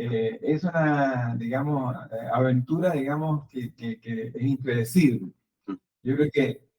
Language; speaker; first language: Spanish; native; Spanish